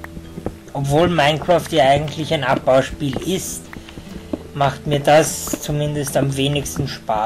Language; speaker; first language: German; native; German